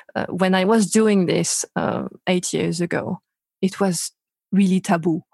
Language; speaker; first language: English; non-native, fluent; French